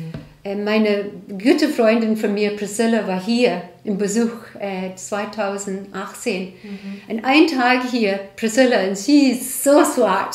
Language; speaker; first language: German; non-native, learner; English